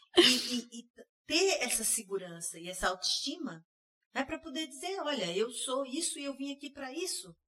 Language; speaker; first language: Portuguese; early bilingual, heritage; Portuguese